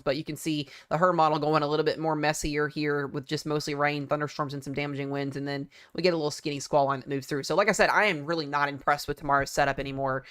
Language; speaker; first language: English; native; English